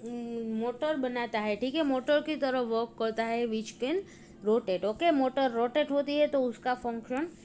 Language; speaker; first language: Hindi; non-native, local second language; Gujarati